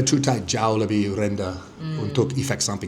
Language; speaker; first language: Indonesian; non-native, fluent; English